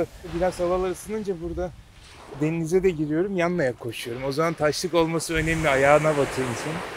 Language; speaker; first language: Turkish; native; Turkish